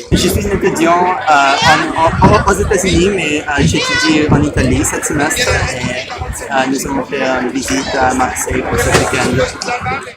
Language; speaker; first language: French; non-native, learner; English